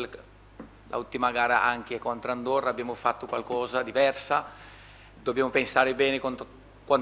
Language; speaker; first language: Italian; non-native, fluent; Portuguese